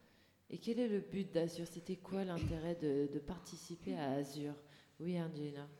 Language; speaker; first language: French; native; French